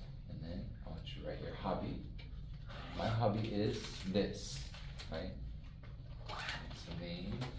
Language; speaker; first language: English; early bilingual, other home language; Korean